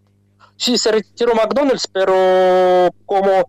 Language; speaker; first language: Spanish; non-native, fluent; Russian